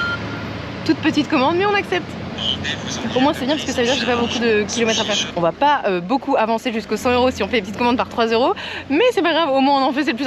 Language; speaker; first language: French; native; French